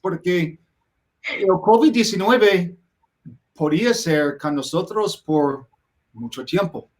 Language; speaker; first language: Spanish; non-native, learner; English